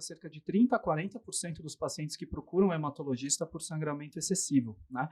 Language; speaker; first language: Portuguese; native; Portuguese